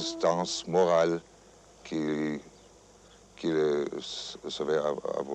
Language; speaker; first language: French; non-native, fluent; German